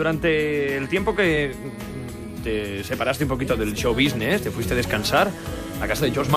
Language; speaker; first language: Spanish; native; Spanish